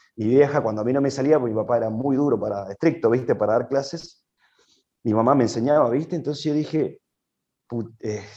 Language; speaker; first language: Spanish; native; Spanish